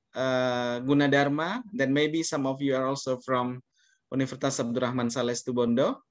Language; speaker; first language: English; non-native, fluent; Indonesian